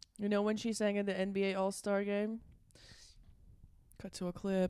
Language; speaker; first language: English; non-native, fluent; Latvian